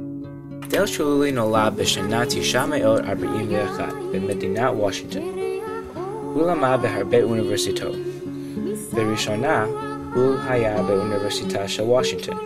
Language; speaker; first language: Hebrew; non-native, learner; English